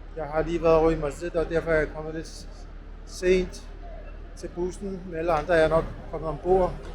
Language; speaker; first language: Danish; early bilingual, other home language; Urdu